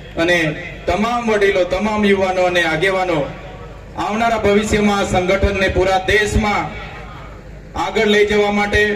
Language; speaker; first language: Gujarati; non-native, local second language; Vasavi